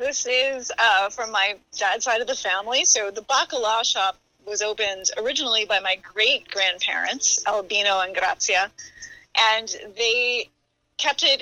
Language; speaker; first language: English; native; English